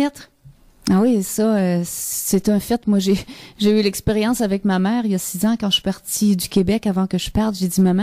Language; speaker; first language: French; native; French